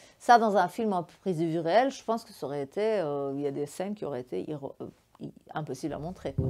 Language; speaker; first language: French; non-native, fluent; Persian